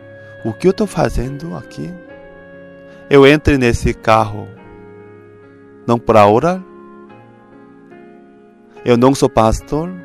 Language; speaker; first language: Portuguese; non-native, fluent; Korean